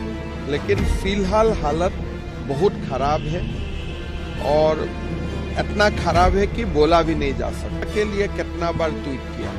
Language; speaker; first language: Hindi; non-native, local second language; Assamese